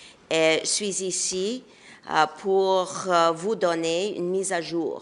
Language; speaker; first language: French; non-native, local second language; English